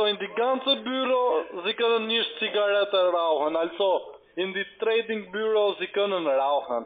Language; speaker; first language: German; non-native, learner; Albanian